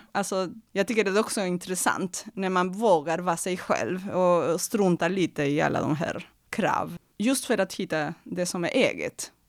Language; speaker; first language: Swedish; non-native, fluent; Spanish